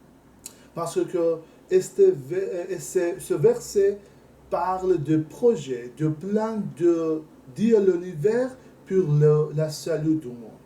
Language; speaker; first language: French; non-native, learner; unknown